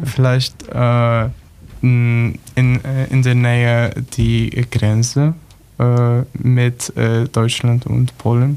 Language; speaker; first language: German; non-native, learner; Polish